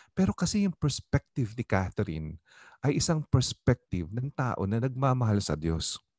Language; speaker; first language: Filipino; native; Filipino